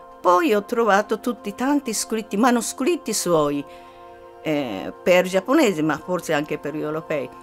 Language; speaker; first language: Italian; non-native, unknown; Japanese